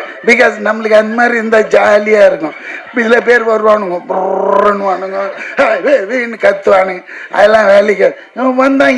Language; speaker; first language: Tamil; native; Tamil